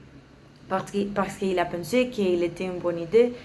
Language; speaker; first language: French; non-native, learner; Spanish